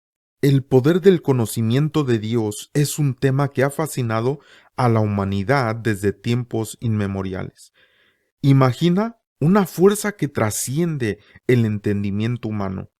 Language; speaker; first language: Spanish; native; Spanish